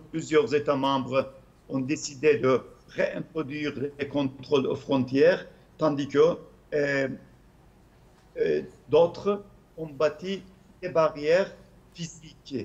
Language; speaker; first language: French; non-native, fluent; Turkish